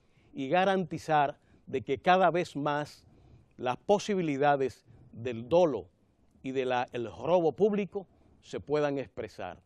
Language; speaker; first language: Spanish; native; Spanish